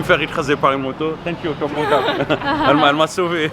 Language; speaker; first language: French; native; French